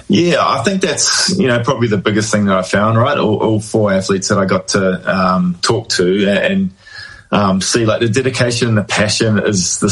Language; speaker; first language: English; native; English